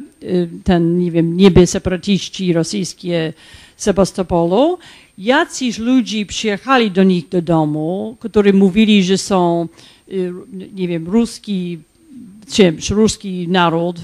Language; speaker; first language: Polish; non-native, fluent; English